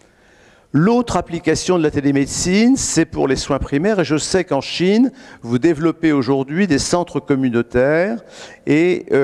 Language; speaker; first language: French; native; French